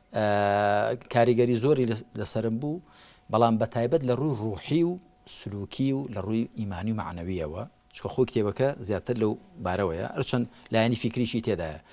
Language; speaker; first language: Central Kurdish; native; Central Kurdish